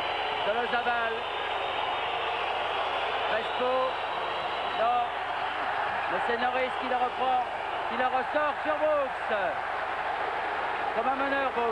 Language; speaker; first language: French; native; French